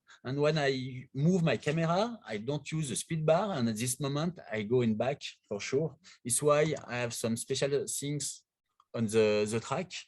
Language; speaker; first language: English; non-native, learner; French